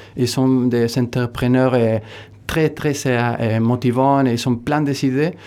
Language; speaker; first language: French; non-native, fluent; Spanish